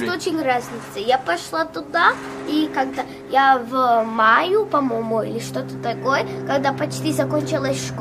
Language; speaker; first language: Russian; early bilingual, heritage; Russian